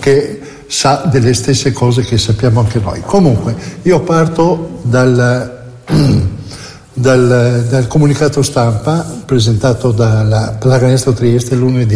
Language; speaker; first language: Italian; native; Italian